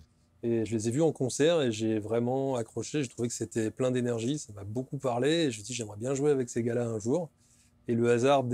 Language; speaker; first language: French; native; French